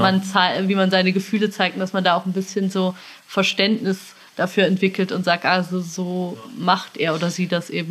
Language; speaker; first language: German; native; German